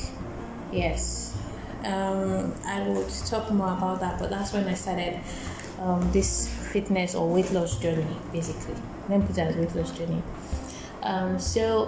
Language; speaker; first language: English; non-native, local second language; Yoruba